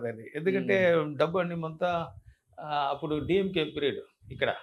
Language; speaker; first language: Telugu; non-native, learner; Tamil